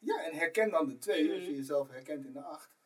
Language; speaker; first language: Dutch; native; Dutch